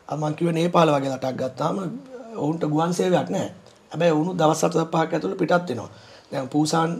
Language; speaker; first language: Sinhala; native; Sinhala